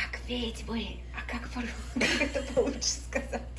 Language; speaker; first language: Russian; early bilingual, other home language; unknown